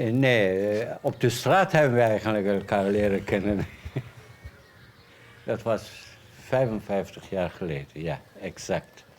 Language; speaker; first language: Dutch; non-native, fluent; Persian